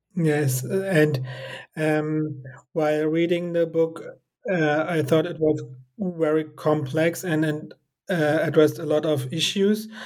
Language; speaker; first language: English; non-native, fluent; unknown